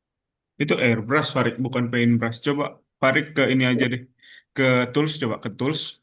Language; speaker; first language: Indonesian; native; Indonesian